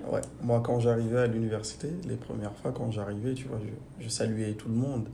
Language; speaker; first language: French; non-native, local second language; Fula